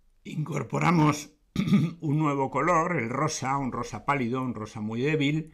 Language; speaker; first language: Spanish; native; Spanish